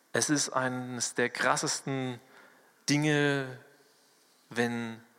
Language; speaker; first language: German; native; German